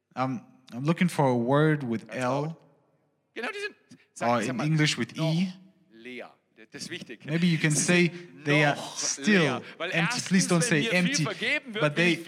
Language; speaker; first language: English; non-native, fluent; German